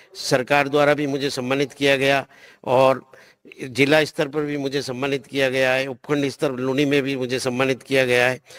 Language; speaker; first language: Hindi; native; Hindi